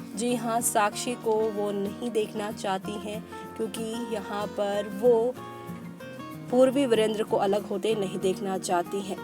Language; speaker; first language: Hindi; native; Hindi